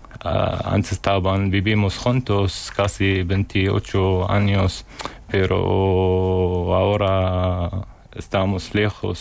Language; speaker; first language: Spanish; non-native, learner; Arabic